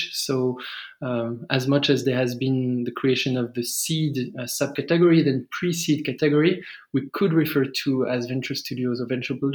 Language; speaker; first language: English; non-native, fluent; French